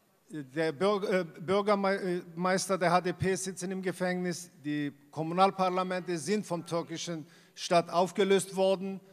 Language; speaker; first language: German; early bilingual, other home language; Kurdish